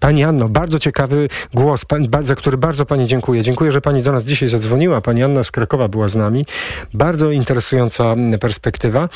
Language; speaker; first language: Polish; native; Polish